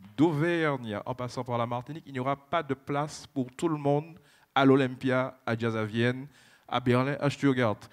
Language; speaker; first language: French; native; French